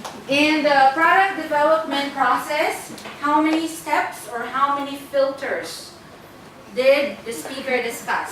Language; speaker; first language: English; non-native, fluent; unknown